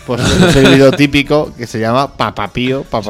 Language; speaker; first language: Spanish; native; Spanish